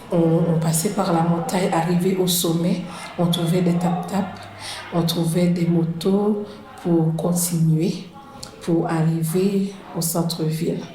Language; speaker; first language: French; non-native, local second language; Haitian Creole